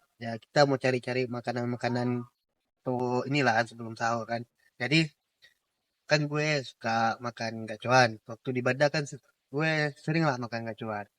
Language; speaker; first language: Indonesian; native; Indonesian